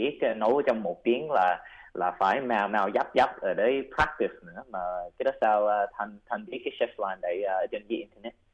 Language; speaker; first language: Vietnamese; early bilingual, heritage; Vietnamese